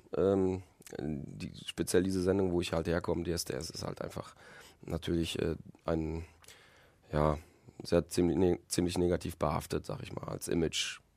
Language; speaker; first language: German; early bilingual, other home language; Polish